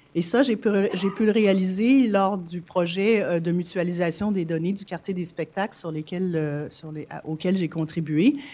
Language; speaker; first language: French; native; French